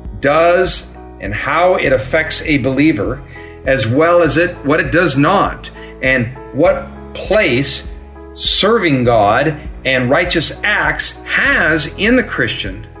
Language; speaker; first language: English; native; English